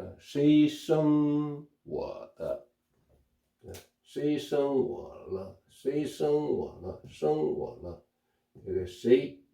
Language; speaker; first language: Chinese; non-native, fluent; Korean